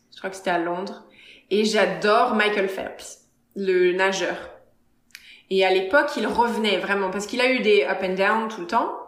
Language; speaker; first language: French; native; French